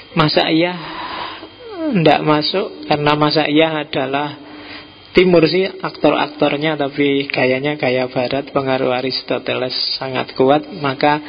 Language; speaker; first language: Indonesian; non-native, local second language; Javanese